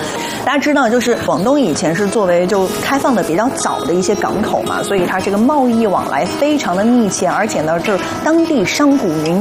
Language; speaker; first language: Chinese; native; Chinese